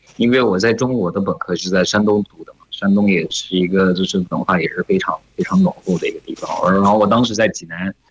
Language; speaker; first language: Chinese; non-native, fluent; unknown